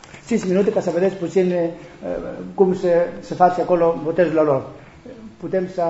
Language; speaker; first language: Romanian; non-native, learner; Greek